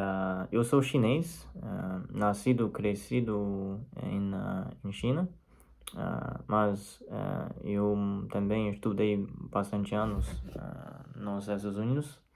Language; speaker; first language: Portuguese; non-native, fluent; Chinese